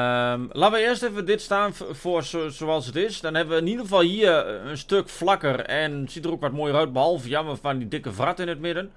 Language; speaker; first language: Dutch; native; Dutch